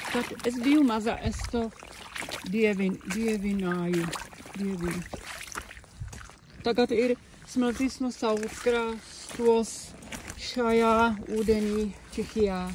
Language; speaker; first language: Latvian; non-native, learner; Czech